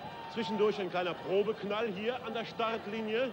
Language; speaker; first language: German; native; German